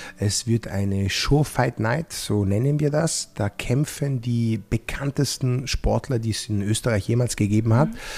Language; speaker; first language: German; non-native, fluent; Italian